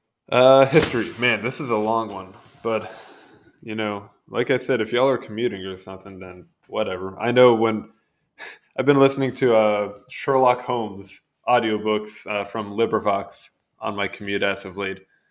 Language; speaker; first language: English; native; English